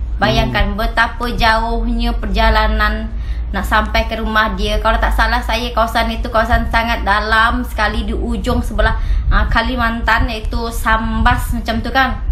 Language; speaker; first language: Malay; native; Malay